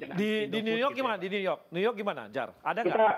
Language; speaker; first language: Indonesian; native; Indonesian